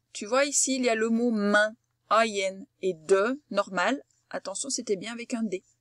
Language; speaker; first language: French; native; French